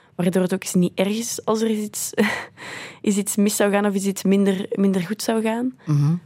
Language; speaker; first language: Dutch; native; Dutch